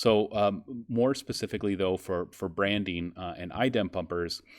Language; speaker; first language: English; native; English